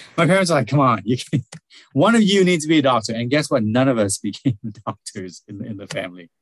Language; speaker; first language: English; early bilingual, other home language; Vietnamese